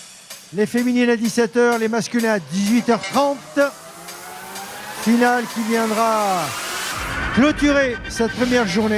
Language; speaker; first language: French; native; French